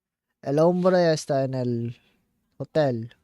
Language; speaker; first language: Spanish; non-native, learner; English